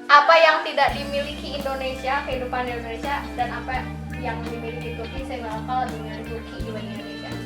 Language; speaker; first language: Indonesian; native; Indonesian